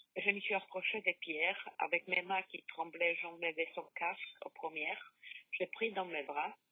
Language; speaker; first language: French; non-native, learner; Polish